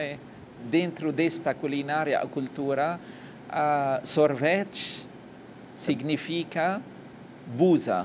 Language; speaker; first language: Portuguese; non-native, fluent; Arabic